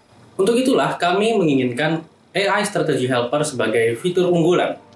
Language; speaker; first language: Indonesian; native; Indonesian